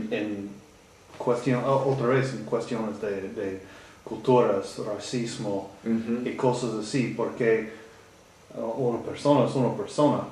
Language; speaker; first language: Spanish; non-native, learner; English